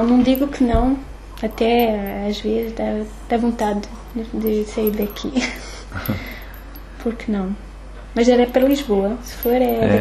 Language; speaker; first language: Portuguese; early bilingual, heritage; French